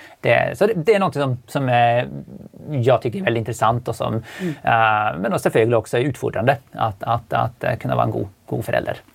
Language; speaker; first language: Swedish; native; Swedish